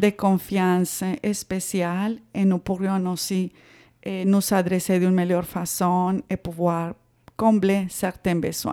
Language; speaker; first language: French; non-native, fluent; Spanish